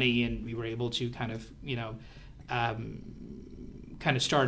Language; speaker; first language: English; non-native, local second language; Hindi